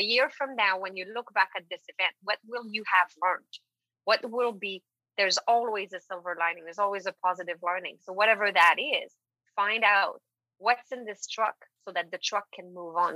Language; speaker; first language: English; non-native, fluent; French